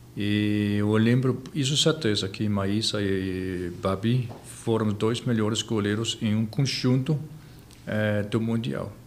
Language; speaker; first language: Portuguese; non-native, fluent; Danish